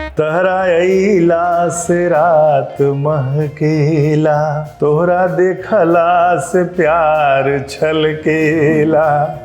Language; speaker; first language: Hindi; non-native, local second language; Bhojpuri